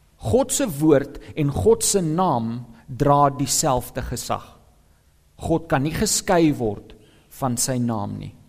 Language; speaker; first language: Afrikaans; non-native, local second language; English